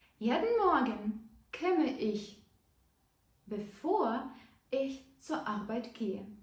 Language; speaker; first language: German; non-native, fluent; Ukrainian